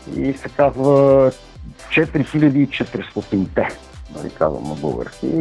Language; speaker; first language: Bulgarian; early bilingual, other home language; Italian